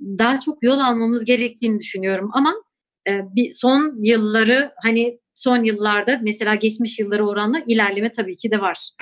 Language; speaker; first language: Turkish; non-native, local second language; Kurdish